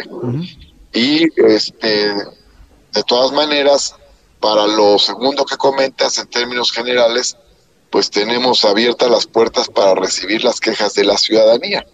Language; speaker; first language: Spanish; native; Spanish